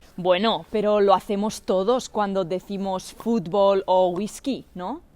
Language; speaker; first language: Spanish; native; Spanish